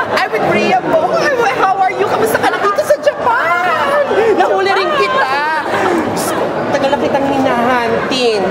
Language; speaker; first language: Filipino; native; Filipino